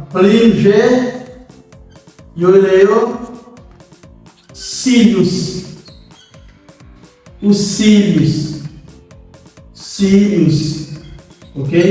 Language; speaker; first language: Portuguese; non-native, local second language; Haitian Creole